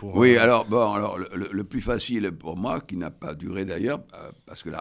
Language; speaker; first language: French; native; French